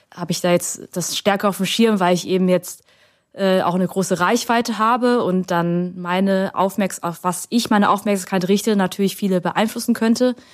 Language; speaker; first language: German; early bilingual, other home language; Vietnamese